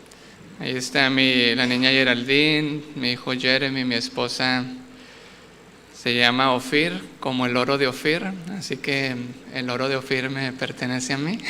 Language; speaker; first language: Spanish; native; Spanish